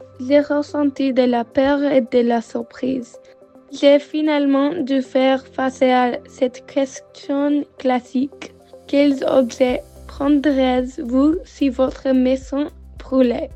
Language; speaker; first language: French; non-native, learner; English